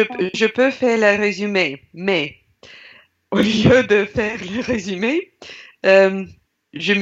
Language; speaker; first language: French; non-native, learner; Russian